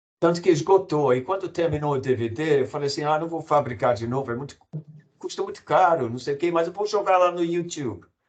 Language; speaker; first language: Portuguese; non-native, fluent; English